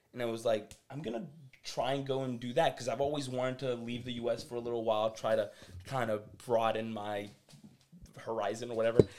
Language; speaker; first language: English; early bilingual, other home language; French